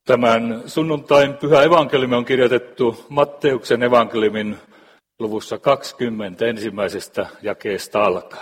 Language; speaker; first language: Finnish; native; Finnish